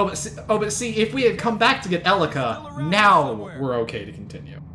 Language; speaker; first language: English; native; English